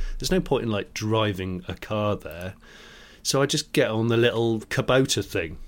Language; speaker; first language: English; native; English